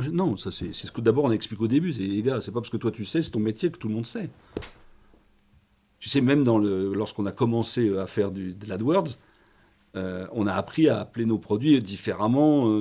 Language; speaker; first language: French; native; French